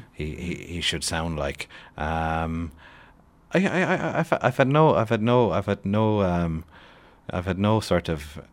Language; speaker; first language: English; native; English